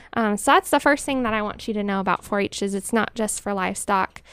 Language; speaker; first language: English; native; English